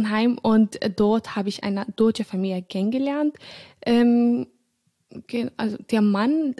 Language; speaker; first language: German; early bilingual, other home language; Arabic